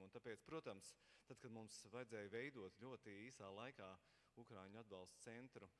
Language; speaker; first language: Latvian; native; Latvian